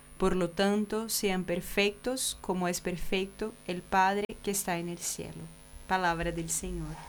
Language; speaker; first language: Spanish; non-native, fluent; Portuguese